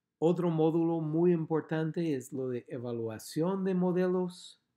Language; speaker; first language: Spanish; non-native, fluent; English